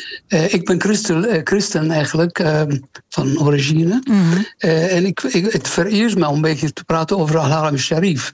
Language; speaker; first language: Dutch; non-native, fluent; Arabic